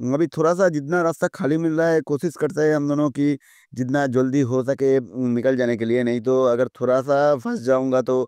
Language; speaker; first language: Hindi; non-native, local second language; Bangla